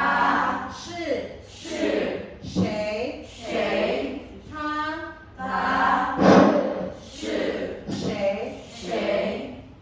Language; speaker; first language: Chinese; non-native, fluent; Filipino